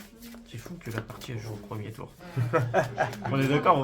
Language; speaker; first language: French; native; French